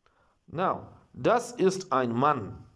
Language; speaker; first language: German; non-native, learner; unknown